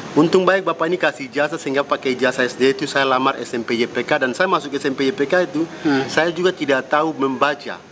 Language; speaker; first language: Indonesian; non-native, local second language; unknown